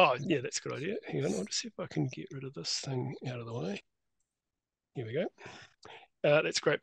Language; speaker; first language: English; native; English